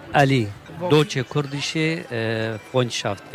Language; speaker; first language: German; non-native, learner; Kurdish